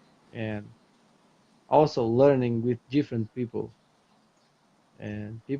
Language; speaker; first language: English; non-native, fluent; Portuguese